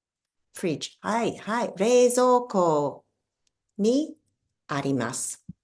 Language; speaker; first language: Japanese; non-native, fluent; English